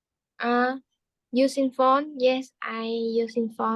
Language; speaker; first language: English; non-native, learner; Vietnamese